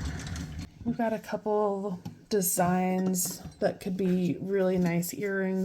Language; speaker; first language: English; native; English